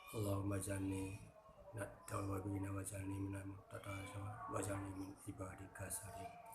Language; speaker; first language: Malay; non-native, local second language; Achinese